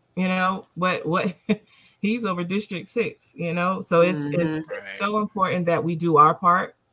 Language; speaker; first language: English; native; English